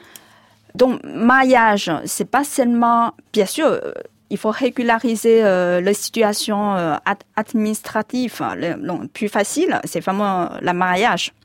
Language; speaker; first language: French; non-native, fluent; Chinese